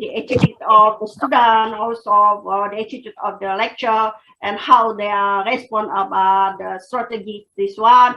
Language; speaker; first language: English; non-native, fluent; Indonesian